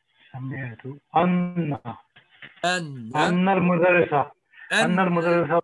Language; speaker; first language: Arabic; non-native, learner; English